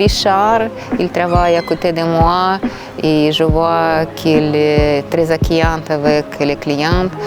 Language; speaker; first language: French; non-native, fluent; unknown